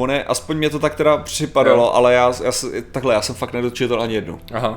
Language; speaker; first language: Czech; native; Czech